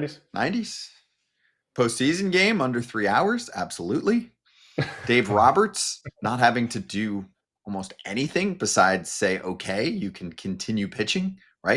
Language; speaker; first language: English; native; English